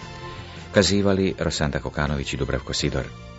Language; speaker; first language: Croatian; native; Croatian